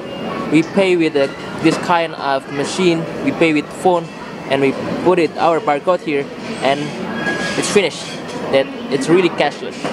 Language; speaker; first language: English; non-native, learner; Indonesian